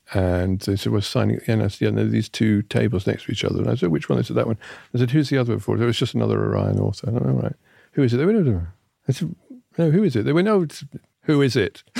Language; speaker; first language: English; native; English